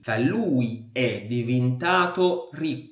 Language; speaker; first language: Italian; non-native, fluent; Arabic